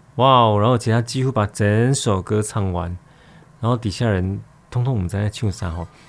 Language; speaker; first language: Chinese; native; Chinese